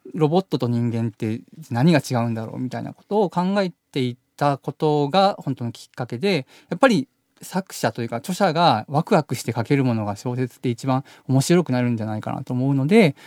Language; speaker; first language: Japanese; native; Japanese